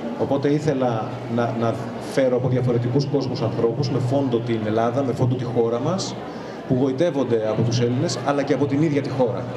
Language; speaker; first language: Greek; native; Greek